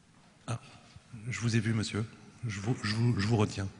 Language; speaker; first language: French; native; French